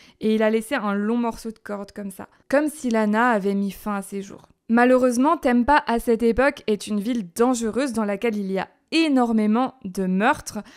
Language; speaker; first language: French; native; French